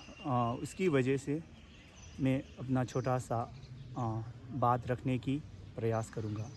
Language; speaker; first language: Hindi; non-native, local second language; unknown